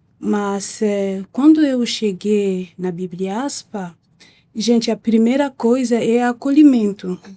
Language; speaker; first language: Portuguese; non-native, learner; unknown